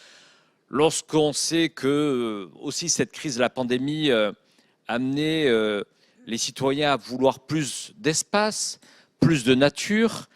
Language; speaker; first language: French; native; French